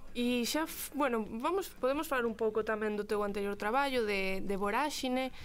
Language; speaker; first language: Galician; native; Galician